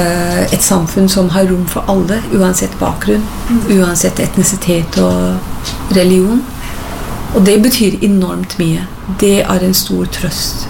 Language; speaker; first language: Norwegian; non-native, fluent; English